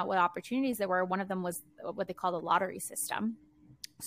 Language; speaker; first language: English; early bilingual, other home language; Spanish